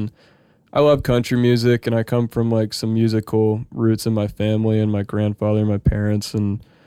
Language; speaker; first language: English; native; English